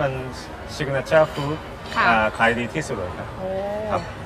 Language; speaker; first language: Thai; non-native, learner; Japanese